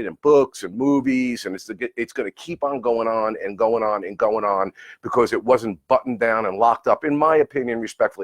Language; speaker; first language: English; native; English